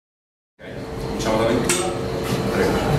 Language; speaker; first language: Italian; native; Italian